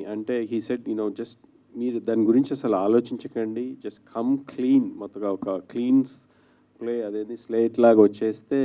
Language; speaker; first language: Telugu; native; Telugu